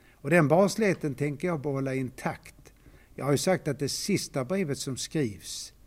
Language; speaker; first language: Swedish; native; Swedish